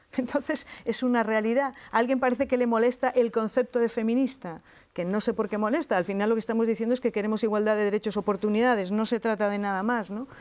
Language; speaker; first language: Spanish; native; Spanish